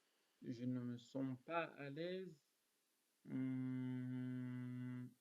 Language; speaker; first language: French; non-native, learner; Arabic